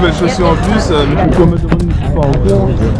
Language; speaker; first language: French; native; French